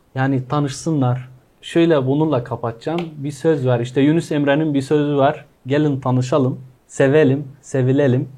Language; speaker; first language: Turkish; non-native, fluent; Arabic